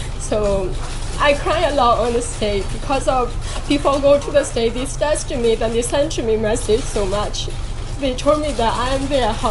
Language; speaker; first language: English; non-native, fluent; Burmese